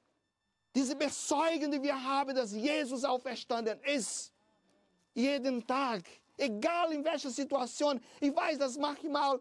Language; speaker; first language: German; non-native, fluent; Portuguese